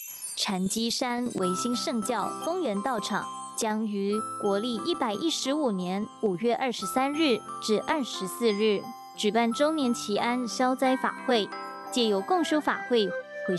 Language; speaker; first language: Chinese; native; Chinese